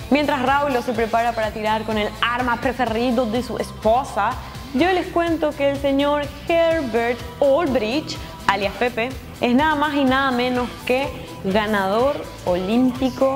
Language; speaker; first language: Spanish; native; Spanish